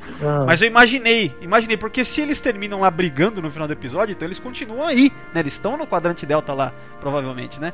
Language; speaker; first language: Portuguese; native; Portuguese